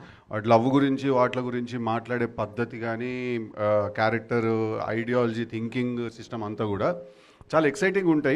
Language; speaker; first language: Telugu; native; Telugu